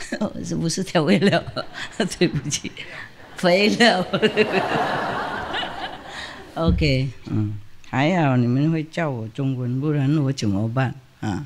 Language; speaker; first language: Chinese; non-native, fluent; Vietnamese